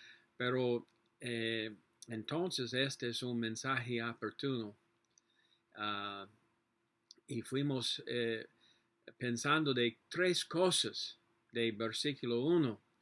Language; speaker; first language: Spanish; non-native, learner; English